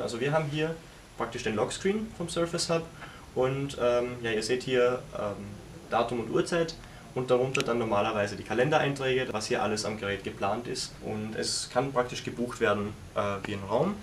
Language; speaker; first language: German; native; German